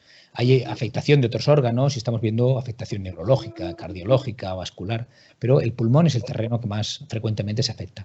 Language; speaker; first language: Spanish; native; Spanish